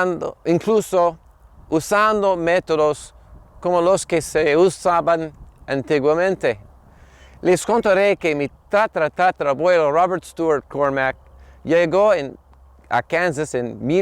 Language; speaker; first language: Spanish; non-native, fluent; English